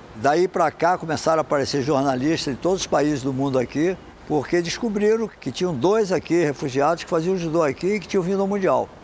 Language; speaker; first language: Portuguese; native; Portuguese